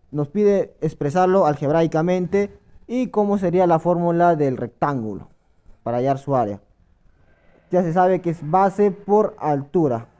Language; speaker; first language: Spanish; native; Spanish